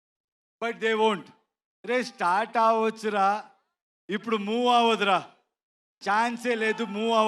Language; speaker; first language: Telugu; non-native, learner; Kannada